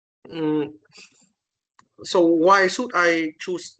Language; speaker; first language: English; non-native, learner; Vietnamese